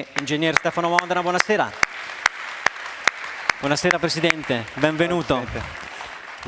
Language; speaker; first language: Italian; native; Italian